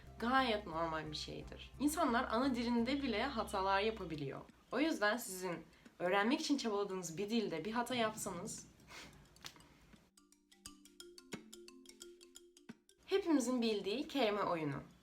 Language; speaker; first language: Turkish; non-native, fluent; Russian